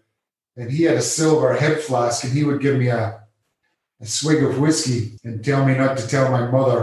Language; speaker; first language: English; native; English